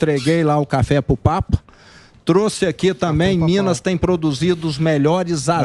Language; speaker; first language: Portuguese; native; Portuguese